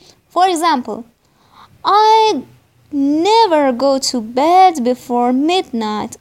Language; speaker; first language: English; non-native, fluent; Persian